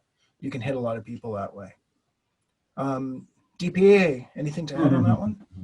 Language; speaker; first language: English; native; English